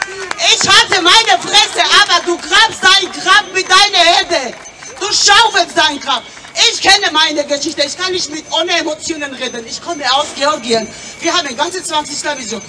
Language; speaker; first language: German; non-native, fluent; Georgian